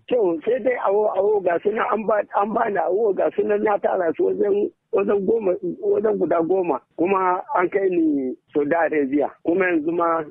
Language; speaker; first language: Hausa; native; Hausa